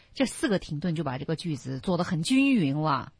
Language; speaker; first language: Chinese; native; Chinese